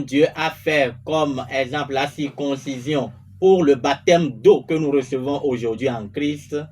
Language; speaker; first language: French; non-native, local second language; Ewe